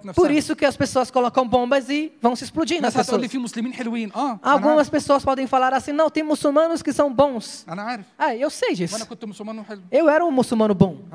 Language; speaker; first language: Portuguese; non-native, fluent; Arabic